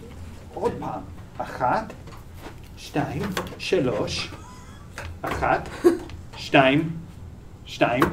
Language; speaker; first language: Hebrew; non-native, learner; English